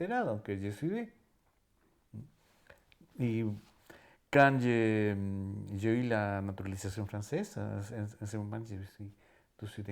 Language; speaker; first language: French; non-native, fluent; Spanish